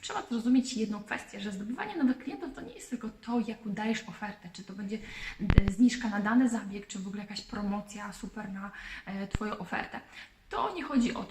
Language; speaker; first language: Polish; native; Polish